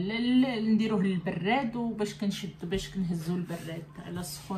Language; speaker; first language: Arabic; native; Arabic